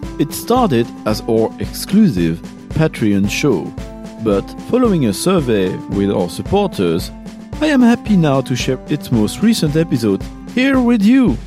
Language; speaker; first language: English; non-native, learner; French